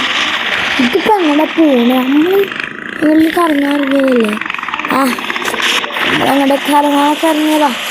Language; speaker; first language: Malayalam; native; Malayalam